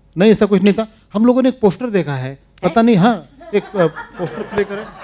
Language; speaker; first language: Hindi; non-native, local second language; Marathi